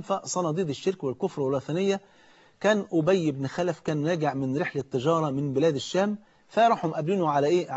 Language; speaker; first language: Arabic; native; Arabic